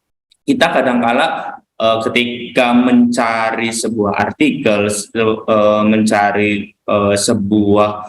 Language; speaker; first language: Indonesian; native; Indonesian